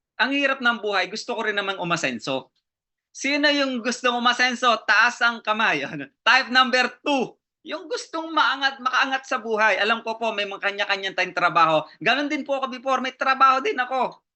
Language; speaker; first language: Filipino; native; Filipino